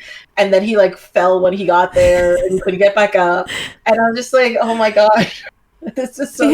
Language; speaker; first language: English; native; English